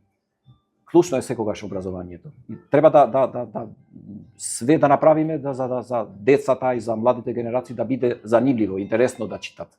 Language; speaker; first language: Macedonian; non-native, fluent; Albanian